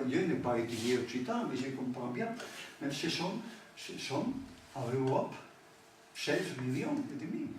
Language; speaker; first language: French; non-native, learner; Catalan